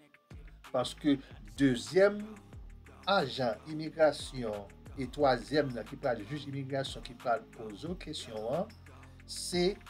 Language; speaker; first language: French; non-native, learner; Haitian Creole